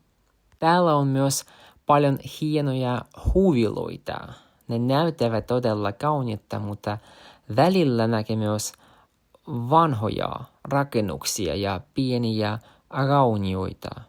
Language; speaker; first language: Finnish; non-native, learner; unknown